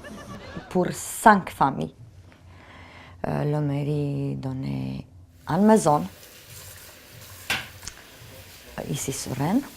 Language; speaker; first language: French; non-native, learner; Romanian